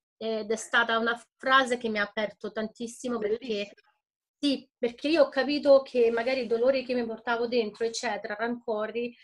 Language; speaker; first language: Italian; non-native, fluent; Ukrainian